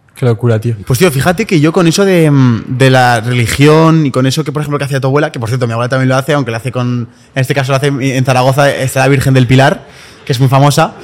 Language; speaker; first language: Spanish; native; Spanish